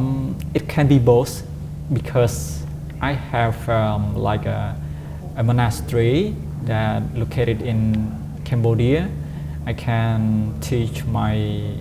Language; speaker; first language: English; non-native, fluent; Khmer